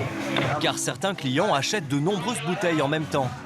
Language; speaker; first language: French; native; French